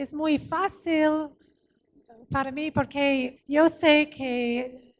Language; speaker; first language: Spanish; non-native, fluent; English